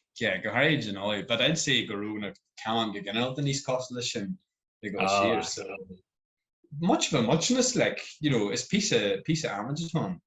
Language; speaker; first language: Irish; native; Irish